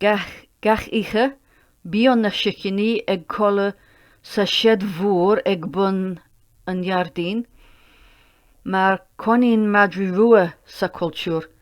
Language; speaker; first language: Irish; non-native, learner; English